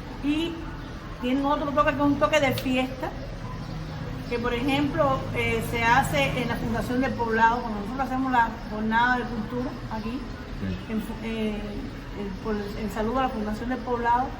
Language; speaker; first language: Spanish; native; Spanish